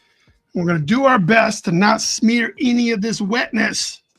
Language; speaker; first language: English; native; English